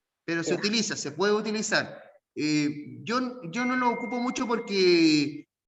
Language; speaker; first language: Spanish; native; Spanish